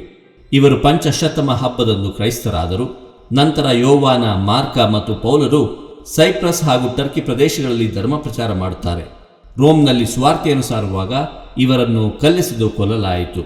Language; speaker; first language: Kannada; native; Kannada